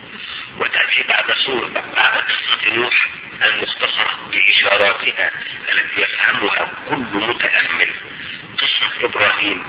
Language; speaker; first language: Arabic; native; Arabic